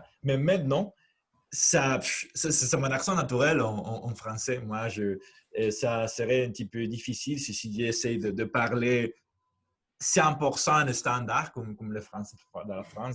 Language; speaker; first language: French; non-native, fluent; Spanish